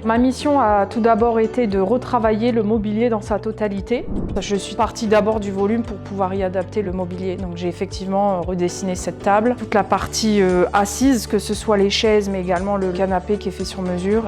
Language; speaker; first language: French; native; French